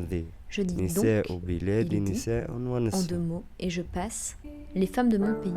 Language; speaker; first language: French; native; French